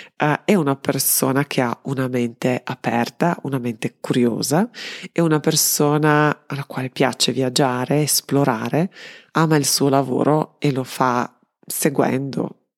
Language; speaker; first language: Italian; non-native, fluent; Serbian